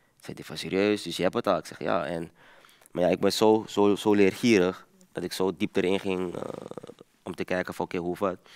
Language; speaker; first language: Dutch; early bilingual, other home language; Papiamento